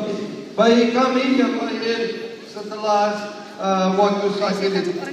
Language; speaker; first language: Indonesian; non-native, learner; English